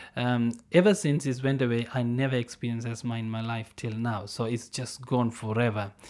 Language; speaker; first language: English; non-native, local second language; Tamil